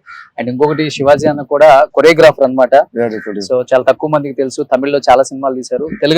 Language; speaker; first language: Telugu; native; Telugu